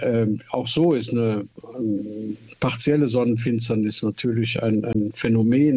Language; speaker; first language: German; native; German